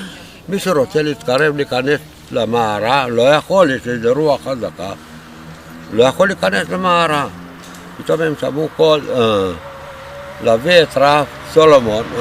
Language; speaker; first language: Hebrew; non-native, fluent; Romanian